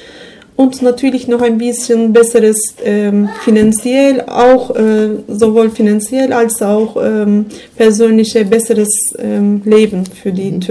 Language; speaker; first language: German; non-native, learner; Turkish